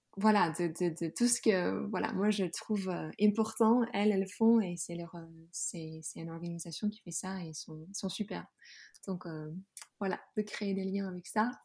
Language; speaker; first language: French; non-native, fluent; Dutch